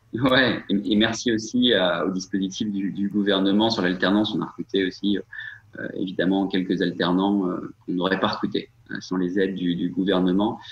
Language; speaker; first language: French; native; French